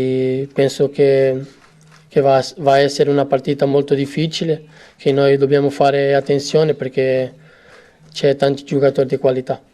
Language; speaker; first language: Italian; non-native, fluent; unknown